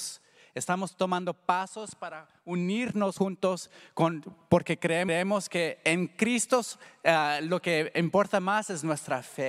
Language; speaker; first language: Spanish; early bilingual, heritage; Spanish